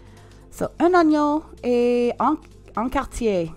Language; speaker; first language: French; non-native, learner; English